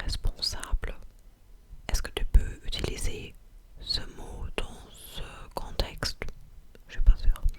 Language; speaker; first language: French; non-native, learner; English